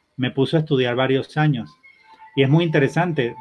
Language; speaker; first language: Spanish; native; Spanish